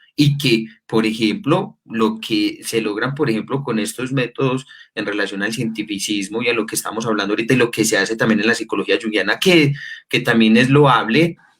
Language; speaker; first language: Spanish; native; Spanish